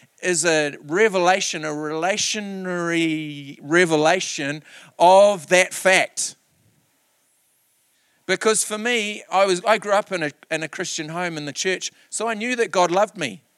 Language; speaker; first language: English; native; English